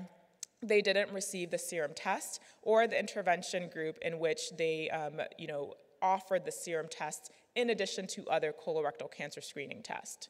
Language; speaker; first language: English; native; English